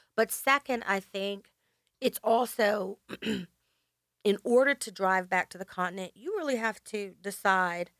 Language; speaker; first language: English; native; English